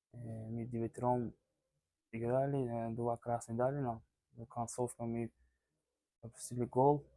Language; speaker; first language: Russian; non-native, learner; Tajik